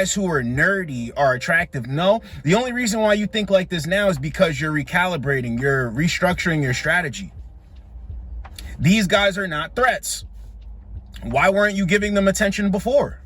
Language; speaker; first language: English; native; English